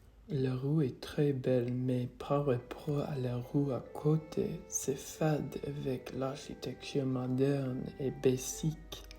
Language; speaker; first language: French; non-native, learner; English